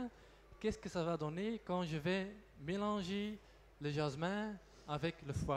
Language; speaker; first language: French; non-native, local second language; Dutch